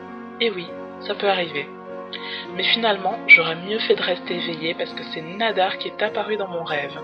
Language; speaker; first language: French; native; French